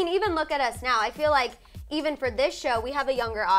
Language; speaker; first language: English; native; English